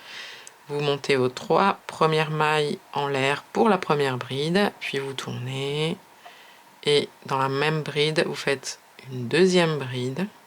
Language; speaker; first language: French; native; French